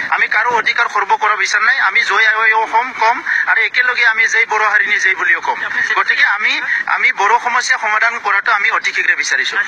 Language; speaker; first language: Assamese; non-native, local second language; Bodo